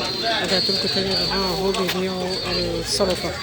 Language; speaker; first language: Arabic; native; Arabic